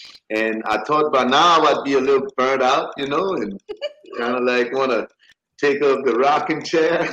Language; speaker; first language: English; native; English